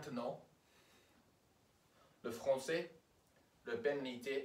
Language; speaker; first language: French; non-native, learner; English